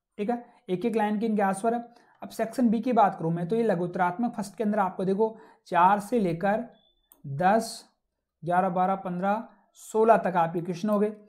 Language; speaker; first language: Hindi; native; Hindi